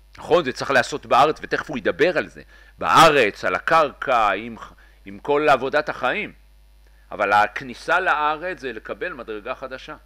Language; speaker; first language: Hebrew; native; Hebrew